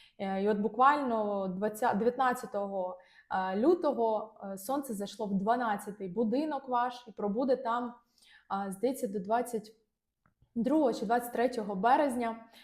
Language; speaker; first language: Ukrainian; non-native, local second language; Russian